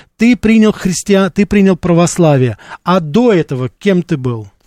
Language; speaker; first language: Russian; native; Russian